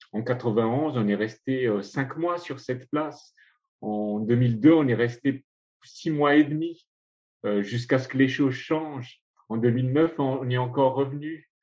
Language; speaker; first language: French; non-native, local second language; Malagasy